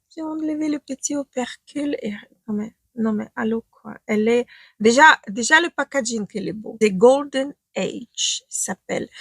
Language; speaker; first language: French; non-native, fluent; Ukrainian